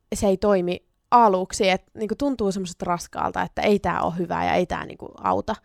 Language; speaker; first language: Finnish; native; Finnish